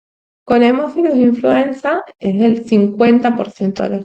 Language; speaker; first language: Spanish; native; Spanish